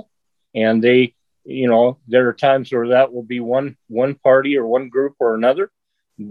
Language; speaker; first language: English; native; English